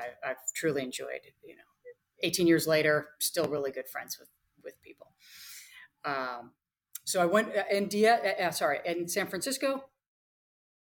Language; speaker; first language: English; native; English